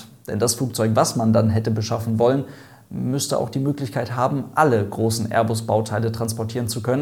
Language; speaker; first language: German; native; German